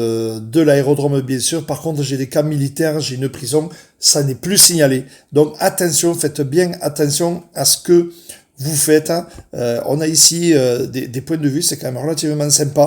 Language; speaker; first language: French; native; French